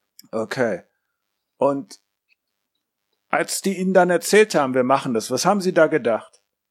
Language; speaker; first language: German; native; German